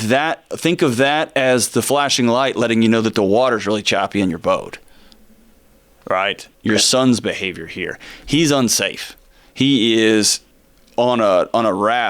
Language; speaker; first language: English; native; English